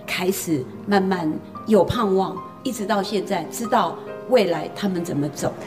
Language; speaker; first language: Chinese; native; Chinese